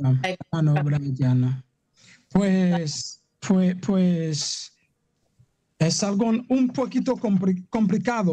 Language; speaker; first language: Spanish; non-native, fluent; Haitian Creole